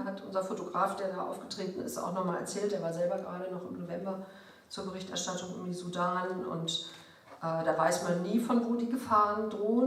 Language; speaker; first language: German; native; German